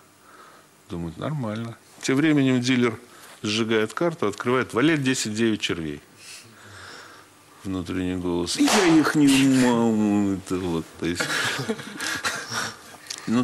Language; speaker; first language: Russian; native; Russian